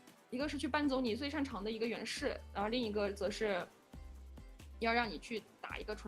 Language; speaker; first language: Chinese; native; Chinese